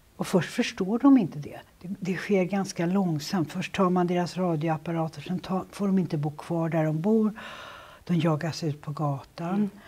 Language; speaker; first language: Swedish; native; Swedish